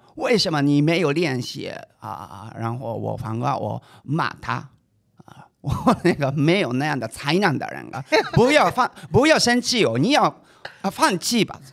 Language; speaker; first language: Chinese; non-native, fluent; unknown